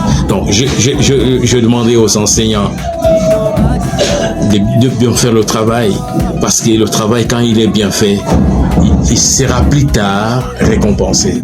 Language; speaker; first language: French; non-native, local second language; Luba-Lulua